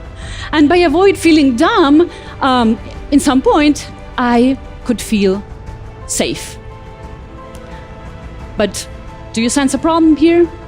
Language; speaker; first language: English; non-native, fluent; Spanish